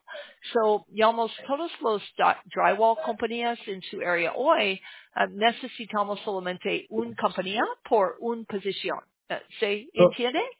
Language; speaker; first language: Spanish; non-native, learner; English